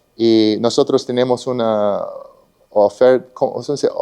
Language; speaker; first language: Spanish; non-native, learner; English